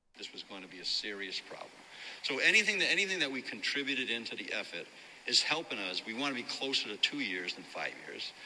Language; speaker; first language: English; native; English